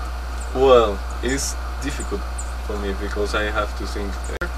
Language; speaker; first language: English; non-native, learner; Spanish